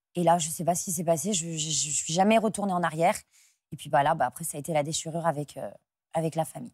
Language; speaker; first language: French; native; French